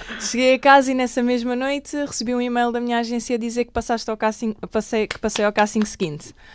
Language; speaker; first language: Portuguese; native; Portuguese